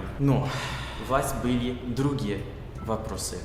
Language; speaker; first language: Russian; non-native, fluent; English